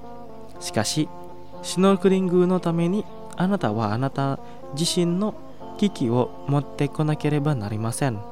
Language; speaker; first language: Japanese; non-native, fluent; Indonesian